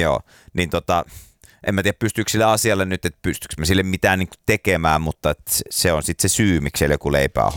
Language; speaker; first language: Finnish; native; Finnish